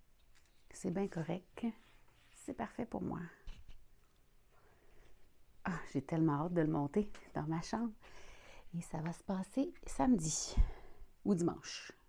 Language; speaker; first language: French; native; French